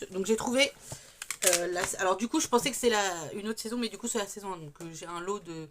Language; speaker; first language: French; native; French